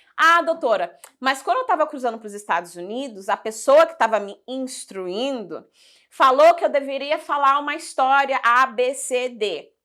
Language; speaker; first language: Portuguese; early bilingual, heritage; Portuguese